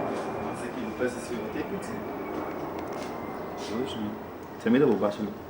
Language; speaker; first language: Hebrew; native; Hebrew